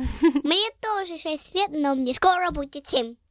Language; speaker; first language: Russian; early bilingual, heritage; Russian